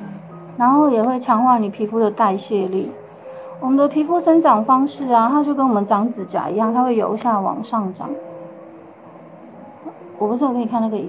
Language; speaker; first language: Chinese; native; Chinese